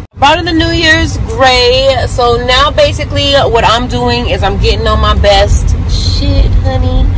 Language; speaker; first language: English; native; English